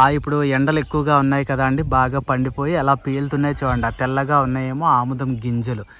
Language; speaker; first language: Telugu; native; Telugu